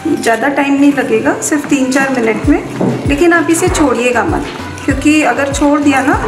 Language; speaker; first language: Hindi; native; Hindi